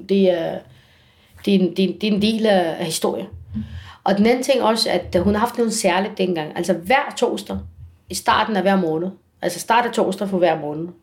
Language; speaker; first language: Danish; non-native, fluent; Arabic